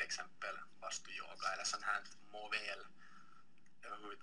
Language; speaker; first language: Swedish; native; Swedish